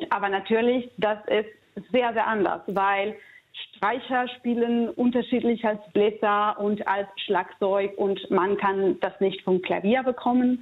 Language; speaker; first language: German; non-native, fluent; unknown